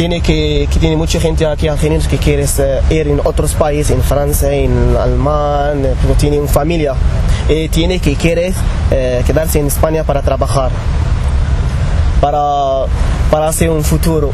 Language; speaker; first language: Spanish; non-native, learner; Arabic